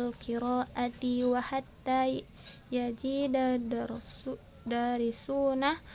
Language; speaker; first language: Arabic; non-native, learner; Indonesian